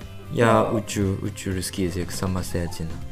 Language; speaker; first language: Russian; non-native, learner; Japanese